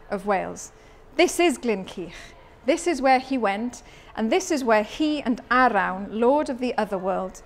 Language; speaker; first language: English; native; English